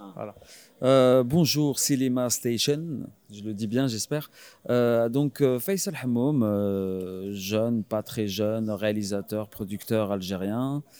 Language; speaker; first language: French; non-native, local second language; Arabic